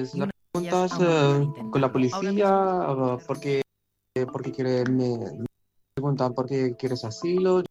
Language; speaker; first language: Spanish; non-native, learner; Arabic